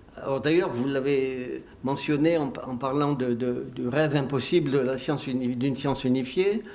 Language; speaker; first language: French; native; French